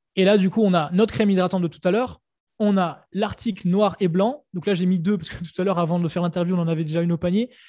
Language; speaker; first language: French; native; French